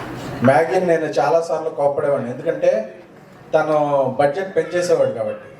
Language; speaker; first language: Telugu; native; Telugu